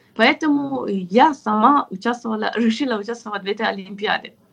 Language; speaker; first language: Russian; non-native, fluent; Persian